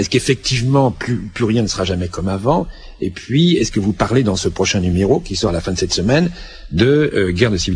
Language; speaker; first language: French; native; French